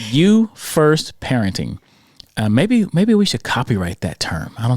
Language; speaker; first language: English; native; English